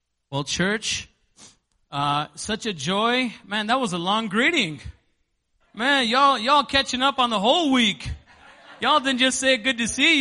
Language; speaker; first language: English; native; English